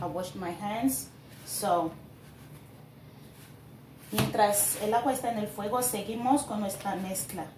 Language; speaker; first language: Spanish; non-native, learner; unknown